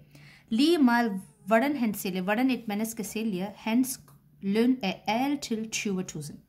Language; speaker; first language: Danish; non-native, fluent; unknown